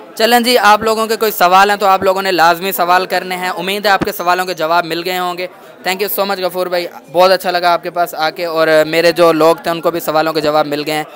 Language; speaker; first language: Urdu; non-native, local second language; Punjabi